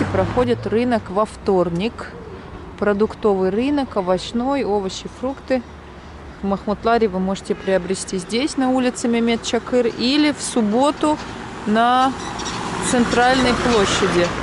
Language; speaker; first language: Russian; native; Russian